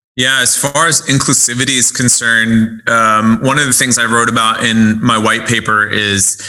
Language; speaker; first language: English; native; English